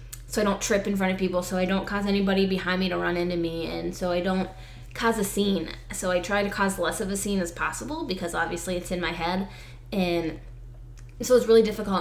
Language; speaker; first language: English; native; English